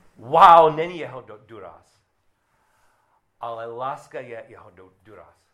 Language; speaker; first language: Czech; non-native, learner; English